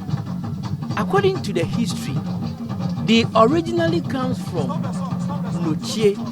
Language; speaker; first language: English; non-native, local second language; Akan